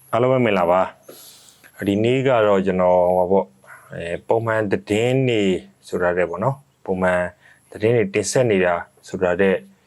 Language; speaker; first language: Burmese; native; Burmese